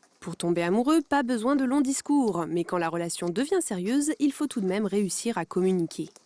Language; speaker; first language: French; native; French